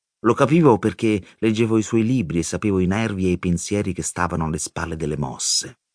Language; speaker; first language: Italian; native; Italian